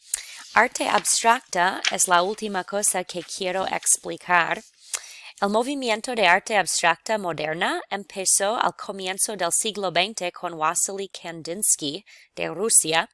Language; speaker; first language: Spanish; non-native, fluent; English